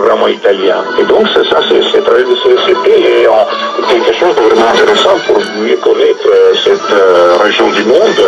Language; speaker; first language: French; non-native, fluent; Italian